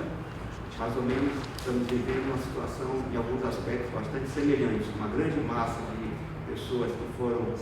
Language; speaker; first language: Portuguese; native; Portuguese